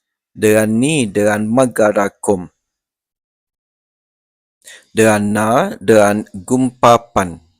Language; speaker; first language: Thai; non-native, learner; English